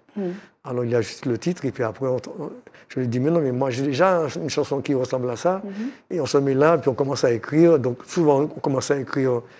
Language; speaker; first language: French; native; French